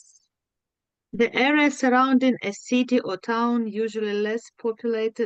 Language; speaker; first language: English; non-native, learner; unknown